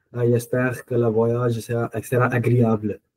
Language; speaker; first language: French; non-native, fluent; Punjabi